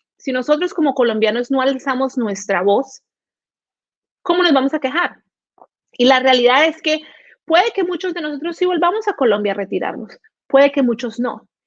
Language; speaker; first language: Spanish; native; Spanish